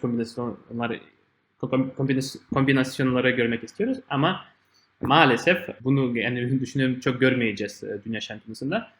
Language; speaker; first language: Turkish; non-native, fluent; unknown